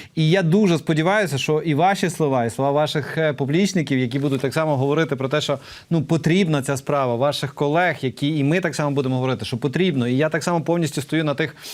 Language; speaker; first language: Ukrainian; native; Ukrainian